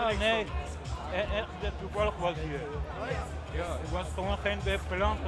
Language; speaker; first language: Dutch; non-native, learner; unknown